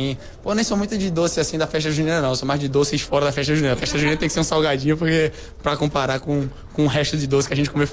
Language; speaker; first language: Portuguese; native; Portuguese